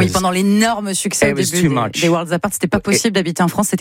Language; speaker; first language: French; native; French